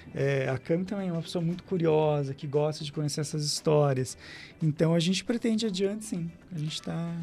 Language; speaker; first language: Portuguese; native; Portuguese